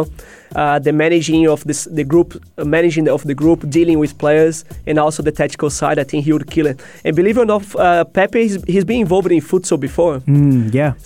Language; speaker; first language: English; non-native, fluent; Portuguese